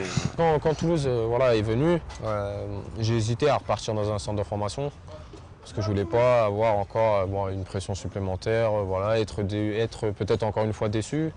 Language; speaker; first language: French; native; French